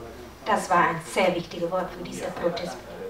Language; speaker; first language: German; non-native, learner; Lao